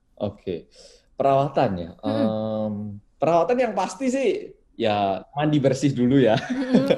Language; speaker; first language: Indonesian; early bilingual, other home language; Korean